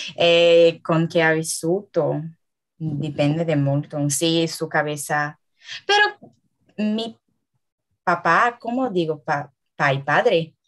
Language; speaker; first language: Italian; non-native, learner; Portuguese